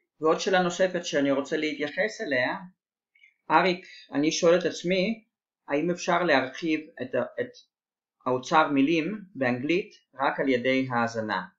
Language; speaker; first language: Hebrew; native; Hebrew